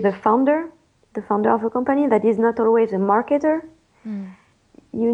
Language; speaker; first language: English; non-native, fluent; French